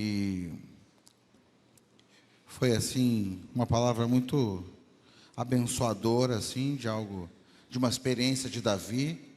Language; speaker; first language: Portuguese; native; Portuguese